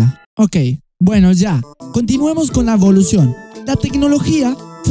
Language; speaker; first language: Spanish; native; Spanish